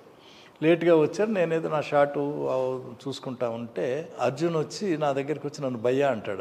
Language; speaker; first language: Telugu; native; Telugu